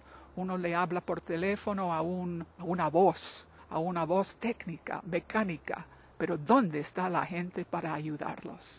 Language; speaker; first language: Spanish; non-native, fluent; English